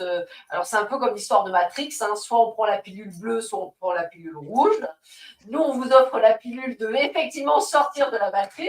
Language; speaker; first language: French; native; French